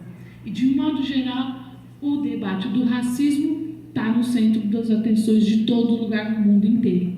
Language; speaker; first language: Portuguese; native; Portuguese